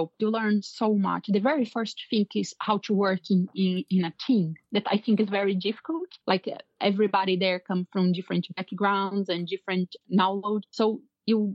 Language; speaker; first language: English; non-native, fluent; Portuguese